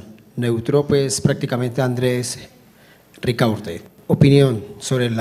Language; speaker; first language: Spanish; native; Spanish